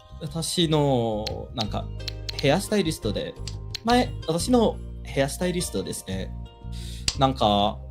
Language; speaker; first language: Japanese; non-native, learner; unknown